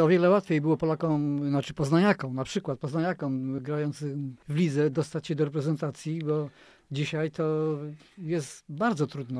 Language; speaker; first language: Polish; native; Polish